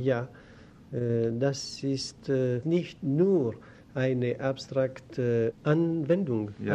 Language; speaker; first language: German; non-native, learner; Greek